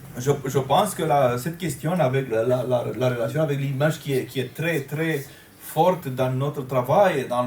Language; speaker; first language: French; non-native, fluent; Romanian